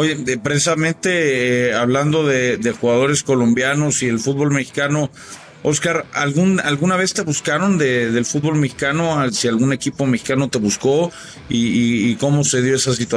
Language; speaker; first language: Spanish; native; Spanish